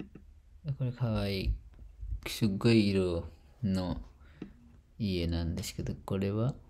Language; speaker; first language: Japanese; non-native, fluent; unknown